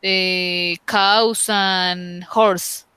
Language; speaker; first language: English; non-native, learner; Spanish